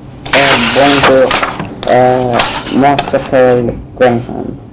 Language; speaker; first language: French; non-native, learner; English